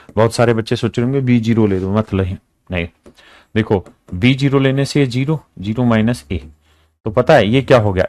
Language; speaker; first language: Hindi; native; Hindi